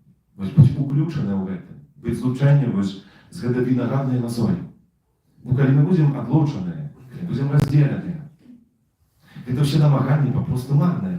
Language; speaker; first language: Polish; non-native, learner; Russian